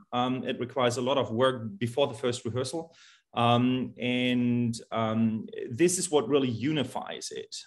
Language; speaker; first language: English; non-native, fluent; German